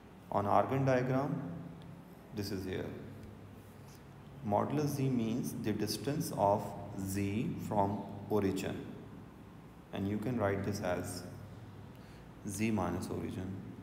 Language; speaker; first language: English; non-native, local second language; Urdu